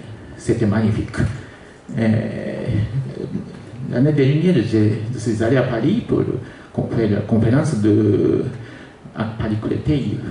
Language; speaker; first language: French; non-native, learner; Japanese